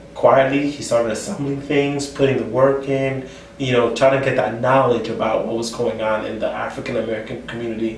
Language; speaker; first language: English; native; English